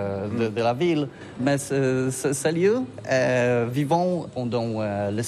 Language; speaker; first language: French; non-native, learner; Polish